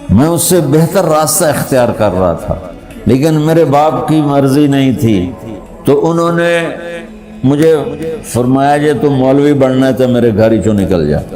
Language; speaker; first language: Urdu; non-native, local second language; Punjabi